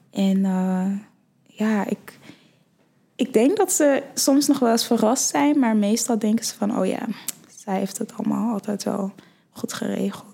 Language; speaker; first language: Dutch; early bilingual, other home language; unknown